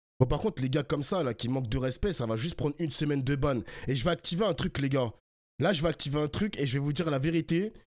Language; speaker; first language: French; early bilingual, other home language; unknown